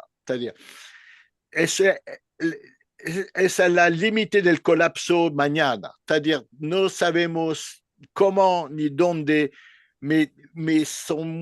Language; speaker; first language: Spanish; non-native, learner; French